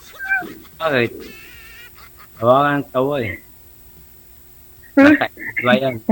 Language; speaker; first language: Filipino; non-native, local second language; Cebuano